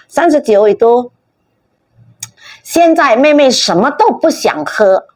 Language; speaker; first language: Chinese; non-native, fluent; Indonesian